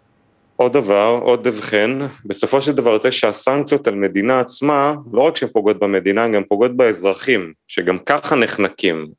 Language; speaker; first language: Hebrew; native; Hebrew